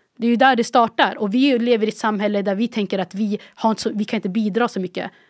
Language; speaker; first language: Swedish; early bilingual, other home language; Arabic